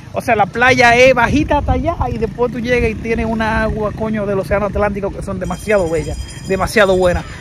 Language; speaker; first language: Spanish; native; Spanish